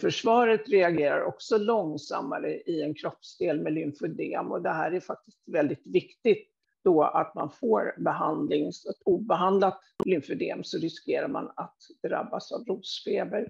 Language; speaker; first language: Swedish; native; Swedish